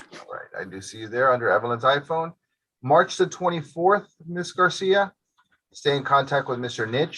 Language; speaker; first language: English; native; English